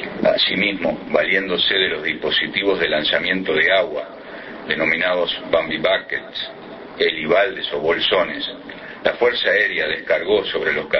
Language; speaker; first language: Spanish; native; Spanish